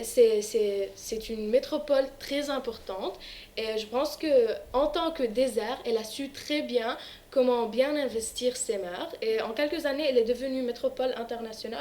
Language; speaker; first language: French; non-native, local second language; Arabic